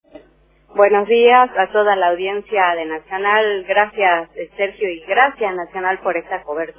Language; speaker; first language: Spanish; native; Spanish